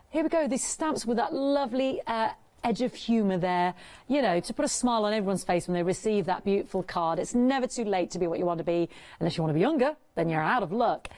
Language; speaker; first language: English; native; English